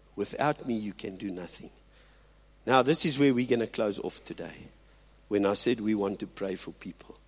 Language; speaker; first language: English; non-native, local second language; Afrikaans